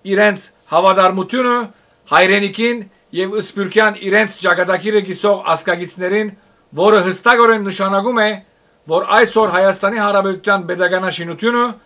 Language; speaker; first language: Armenian; early bilingual, heritage; Armenian